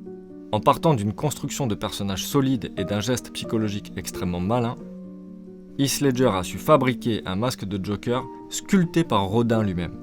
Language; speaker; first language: French; native; French